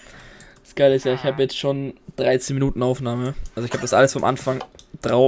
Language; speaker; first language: German; native; German